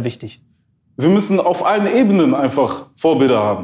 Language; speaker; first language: German; early bilingual, other home language; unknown